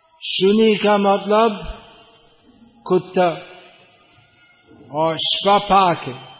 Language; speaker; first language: Hindi; non-native, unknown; English